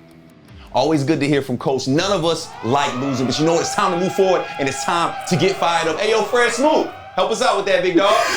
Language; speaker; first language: English; native; English